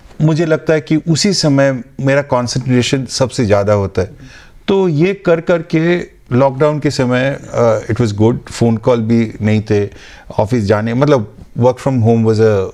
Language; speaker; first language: Hindi; non-native, local second language; Bangla